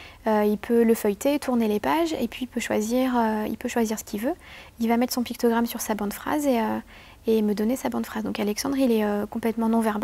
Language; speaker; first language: French; native; French